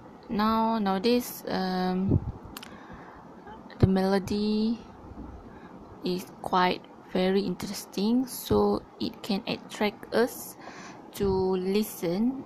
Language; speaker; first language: English; non-native, learner; Malay